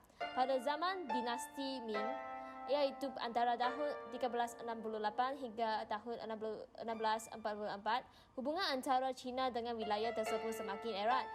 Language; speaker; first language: Malay; non-native, local second language; Chinese